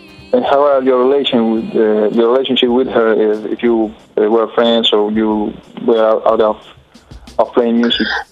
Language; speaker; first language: English; non-native, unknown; Spanish